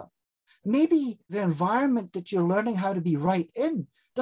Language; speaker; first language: English; native; English